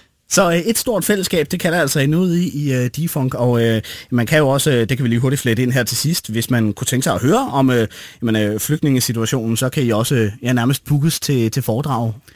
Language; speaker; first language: Danish; native; Danish